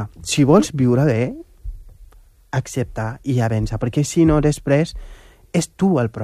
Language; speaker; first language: Catalan; non-native, fluent; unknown